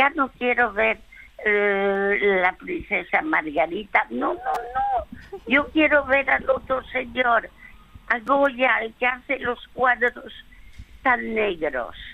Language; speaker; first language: Spanish; early bilingual, other home language; French